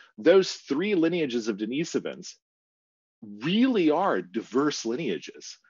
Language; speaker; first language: English; native; English